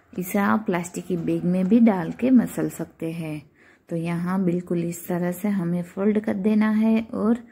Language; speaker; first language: Hindi; non-native, local second language; Gujarati